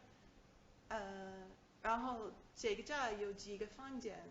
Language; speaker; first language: Chinese; non-native, learner; English